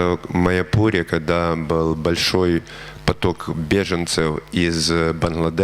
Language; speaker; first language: Russian; native; Russian